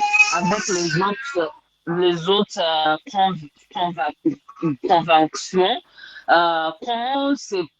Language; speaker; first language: French; non-native, learner; English